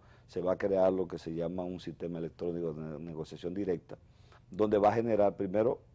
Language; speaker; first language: Spanish; native; Spanish